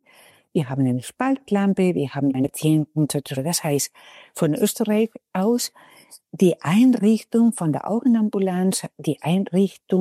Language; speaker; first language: German; non-native, fluent; Spanish